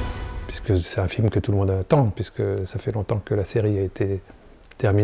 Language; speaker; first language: French; native; French